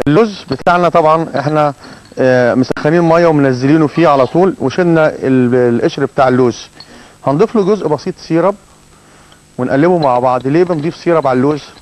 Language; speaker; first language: Arabic; native; Arabic